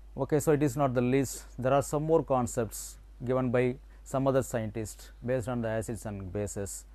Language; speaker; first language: English; non-native, local second language; Tamil